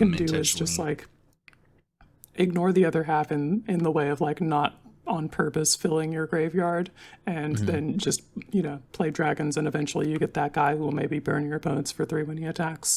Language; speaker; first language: English; native; English